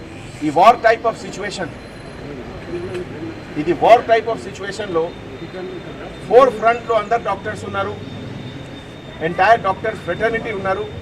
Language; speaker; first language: Telugu; non-native, fluent; Hindi